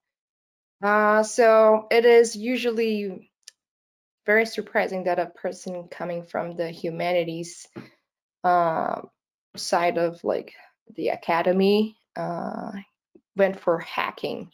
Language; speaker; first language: English; non-native, fluent; Portuguese